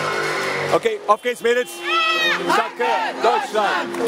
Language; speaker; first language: German; native; German